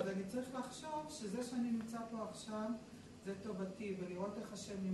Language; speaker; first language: Hebrew; native; Hebrew